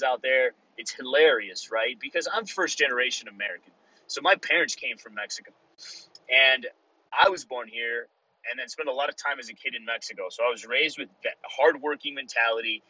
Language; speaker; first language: English; early bilingual, other home language; Spanish